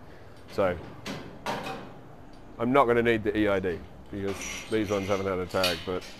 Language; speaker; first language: English; native; English